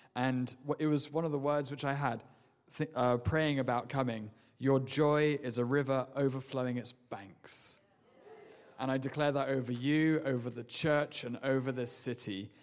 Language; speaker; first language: English; native; English